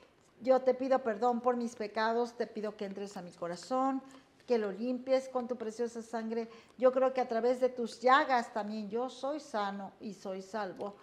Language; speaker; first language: Spanish; native; Spanish